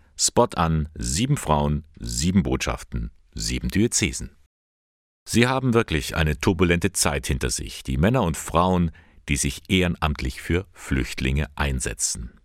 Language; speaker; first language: German; native; German